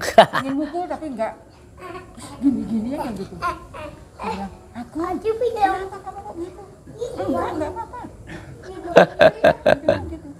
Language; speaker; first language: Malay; non-native, local second language; Javanese